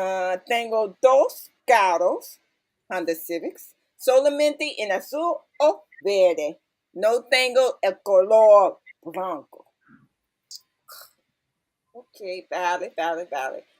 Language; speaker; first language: Spanish; non-native, learner; English